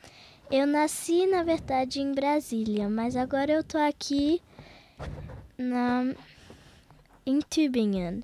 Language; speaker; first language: Portuguese; early bilingual, heritage; Portuguese